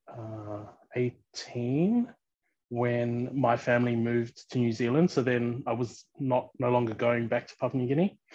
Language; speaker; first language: English; early bilingual, other home language; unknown